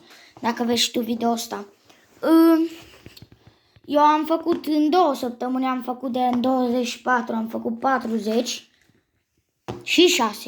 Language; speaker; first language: Romanian; native; Romanian